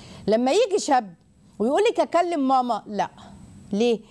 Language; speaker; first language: Arabic; native; Arabic